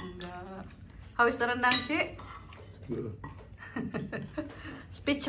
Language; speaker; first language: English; non-native, fluent; Indonesian